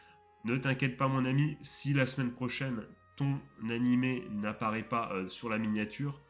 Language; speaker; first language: French; native; French